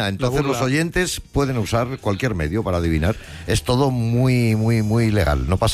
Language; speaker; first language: Spanish; native; Spanish